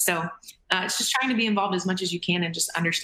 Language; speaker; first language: English; native; English